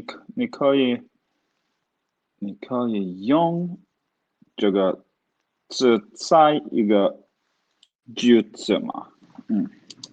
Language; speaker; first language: Chinese; non-native, learner; Swedish